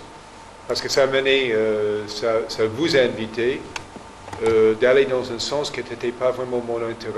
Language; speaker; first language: French; non-native, fluent; English